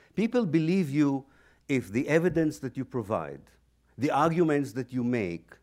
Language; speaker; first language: English; non-native, fluent; Hebrew